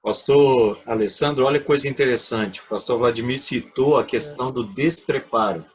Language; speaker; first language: Portuguese; native; Portuguese